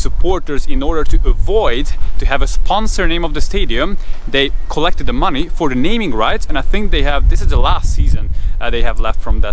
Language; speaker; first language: English; non-native, fluent; Hungarian